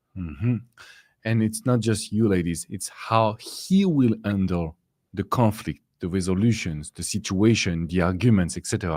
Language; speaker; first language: English; non-native, fluent; French